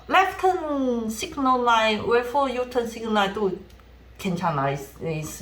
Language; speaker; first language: English; non-native, fluent; Chinese